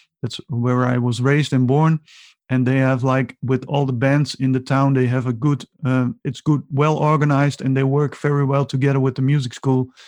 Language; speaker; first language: English; non-native, fluent; Dutch